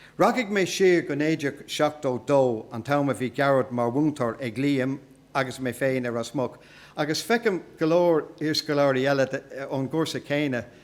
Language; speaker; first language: Irish; non-native, local second language; English